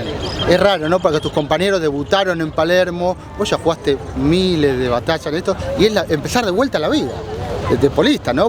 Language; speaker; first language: Spanish; native; Spanish